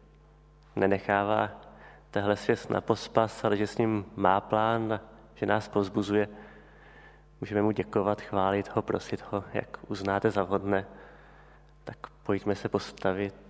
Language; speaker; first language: Czech; native; Czech